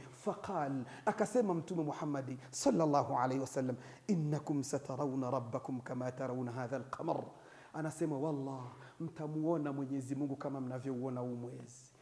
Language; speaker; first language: Swahili; native; Swahili